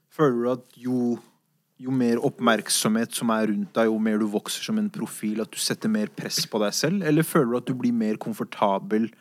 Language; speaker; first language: Norwegian; early bilingual, other home language; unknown